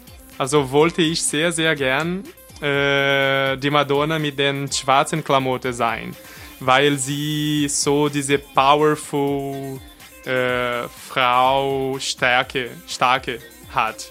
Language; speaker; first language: German; non-native, fluent; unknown